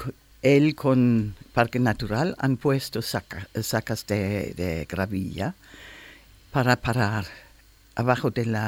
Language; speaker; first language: Spanish; non-native, learner; German